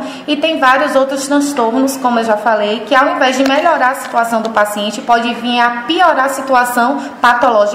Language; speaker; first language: Portuguese; native; Portuguese